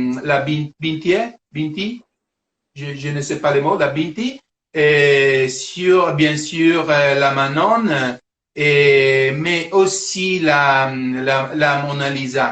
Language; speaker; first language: French; non-native, fluent; Italian